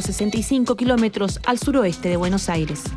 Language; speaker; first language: Spanish; native; Spanish